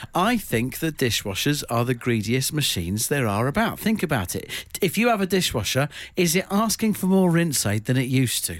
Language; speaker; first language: English; native; English